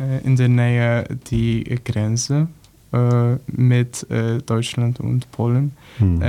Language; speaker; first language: German; non-native, learner; Polish